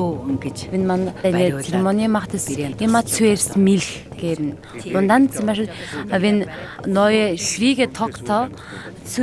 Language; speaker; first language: German; non-native, learner; Mongolian